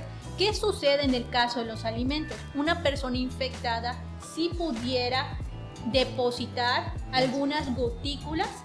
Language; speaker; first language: Spanish; native; Spanish